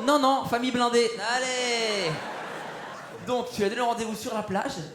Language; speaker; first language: French; native; French